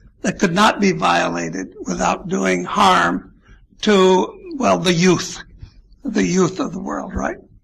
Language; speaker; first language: English; native; English